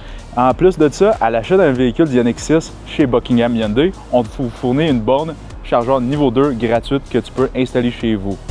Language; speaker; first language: French; native; French